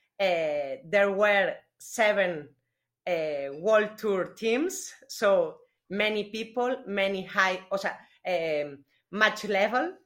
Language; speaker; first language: English; non-native, learner; Spanish